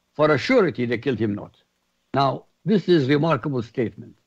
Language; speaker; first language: English; non-native, fluent; Arabic